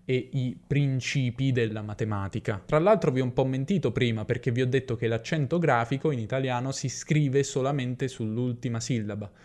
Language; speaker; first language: Italian; native; Italian